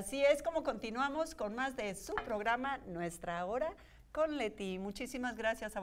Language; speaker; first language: Spanish; native; Spanish